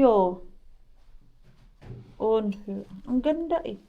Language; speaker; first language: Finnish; non-native, learner; Filipino